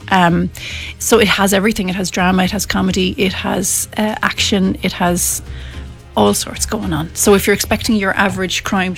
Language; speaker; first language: English; native; English